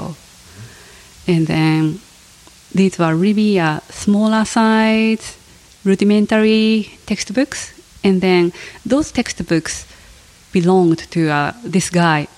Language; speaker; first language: English; non-native, fluent; Japanese